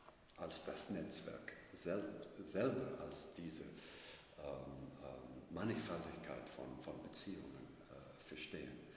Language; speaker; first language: German; non-native, fluent; English